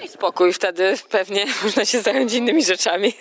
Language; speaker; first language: Polish; native; Polish